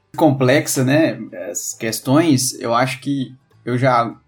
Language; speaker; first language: Portuguese; native; Portuguese